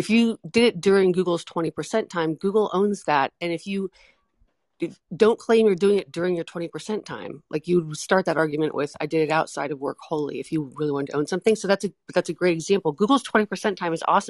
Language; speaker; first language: English; non-native, fluent; Portuguese